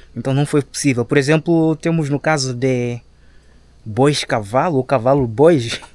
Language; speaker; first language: Portuguese; non-native, local second language; Shona